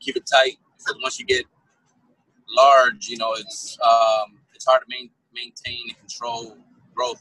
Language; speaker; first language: English; native; English